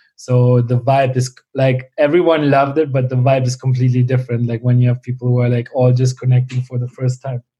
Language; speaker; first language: English; non-native, fluent; German